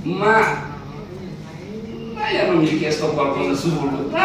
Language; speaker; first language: Italian; non-native, learner; Indonesian